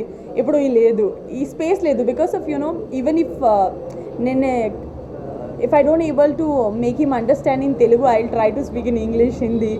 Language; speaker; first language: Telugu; non-native, learner; Gujarati